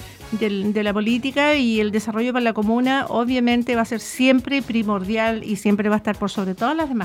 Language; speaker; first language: Spanish; native; Spanish